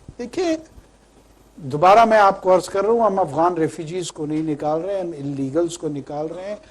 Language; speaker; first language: Urdu; non-native, local second language; Pashto